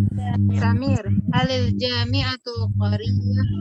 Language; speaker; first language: Arabic; non-native, learner; Indonesian